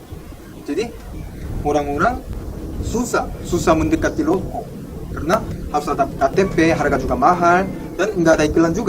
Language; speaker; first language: Indonesian; non-native, fluent; Korean